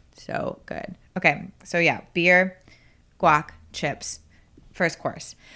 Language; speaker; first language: English; native; English